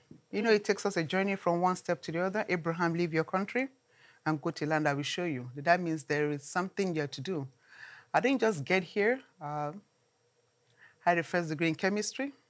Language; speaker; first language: English; non-native, local second language; Igbo